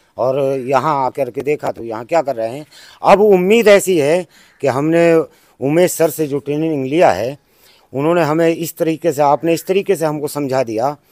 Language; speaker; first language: Hindi; native; Hindi